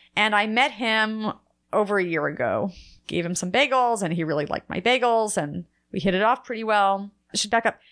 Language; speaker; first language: English; native; English